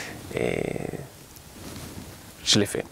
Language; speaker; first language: French; non-native, fluent; Swedish